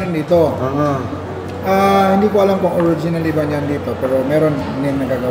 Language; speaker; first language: Filipino; non-native, local second language; Cebuano